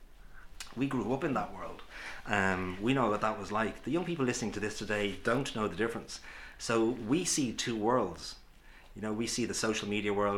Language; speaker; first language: English; native; English